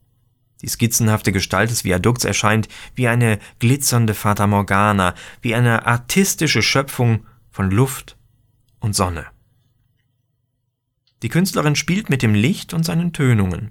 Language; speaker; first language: German; native; German